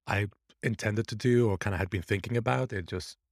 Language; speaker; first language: English; early bilingual, other home language; Persian